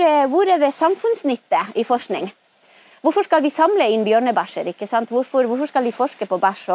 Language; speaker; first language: Norwegian; non-native, fluent; Spanish